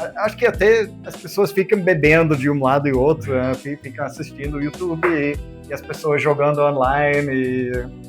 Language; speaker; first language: Portuguese; non-native, fluent; English